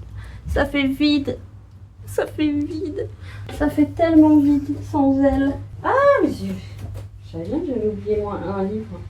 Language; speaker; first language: French; native; French